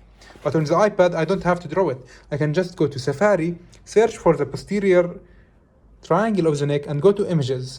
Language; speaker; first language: English; non-native, fluent; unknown